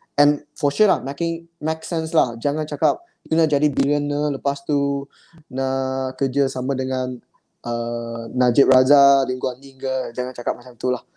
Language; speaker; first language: Malay; non-native, local second language; Chinese